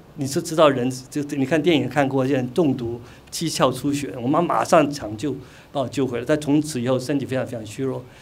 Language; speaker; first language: Chinese; non-native, local second language; Cantonese